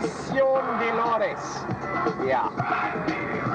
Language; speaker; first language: German; non-native, learner; English